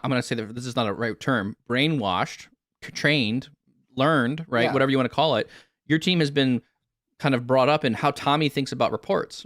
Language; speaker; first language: English; native; English